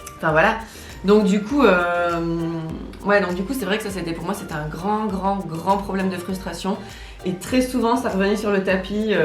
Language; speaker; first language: French; native; French